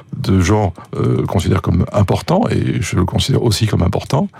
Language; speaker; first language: French; native; French